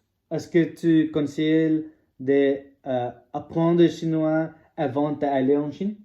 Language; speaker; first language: French; non-native, learner; English